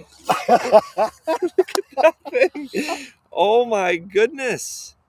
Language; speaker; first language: English; native; English